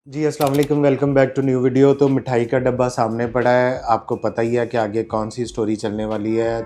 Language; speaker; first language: Urdu; non-native, local second language; Punjabi